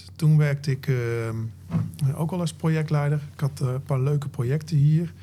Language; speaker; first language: Dutch; native; Dutch